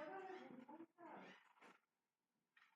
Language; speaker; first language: Spanish; native; Spanish